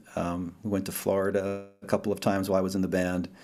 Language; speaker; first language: English; early bilingual, other home language; Italian